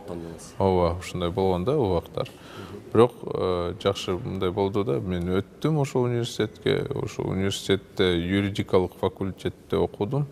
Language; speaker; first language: Kyrgyz; non-native, local second language; Russian